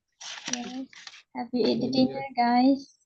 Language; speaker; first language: English; non-native, learner; Indonesian